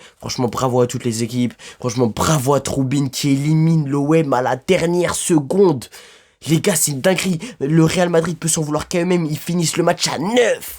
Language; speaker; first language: French; native; French